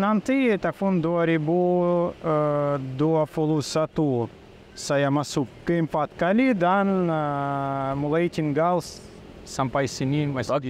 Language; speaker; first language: Indonesian; non-native, learner; Russian